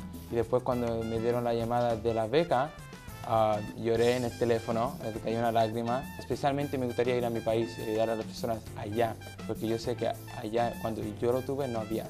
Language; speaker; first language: Spanish; early bilingual, other home language; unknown